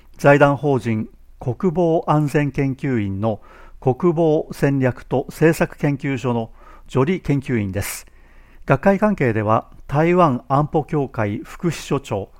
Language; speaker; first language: Japanese; native; Japanese